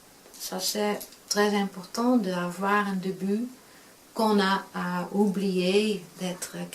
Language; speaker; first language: French; non-native, fluent; Dutch